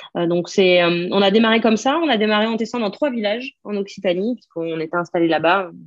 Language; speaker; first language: French; native; French